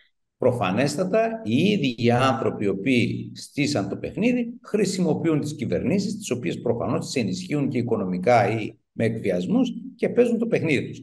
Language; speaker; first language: Greek; native; Greek